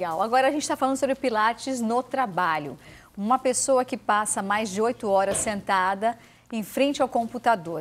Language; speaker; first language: Portuguese; native; Portuguese